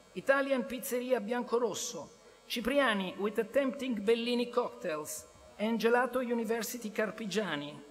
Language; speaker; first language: English; non-native, fluent; Italian